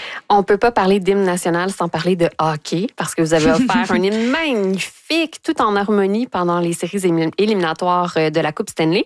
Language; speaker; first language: French; native; French